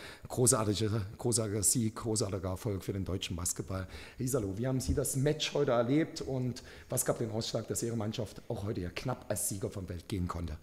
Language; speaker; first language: German; native; German